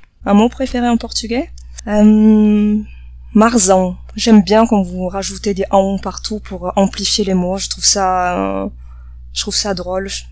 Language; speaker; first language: French; native; French